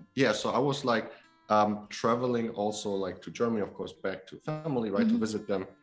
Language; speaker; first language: English; non-native, fluent; Polish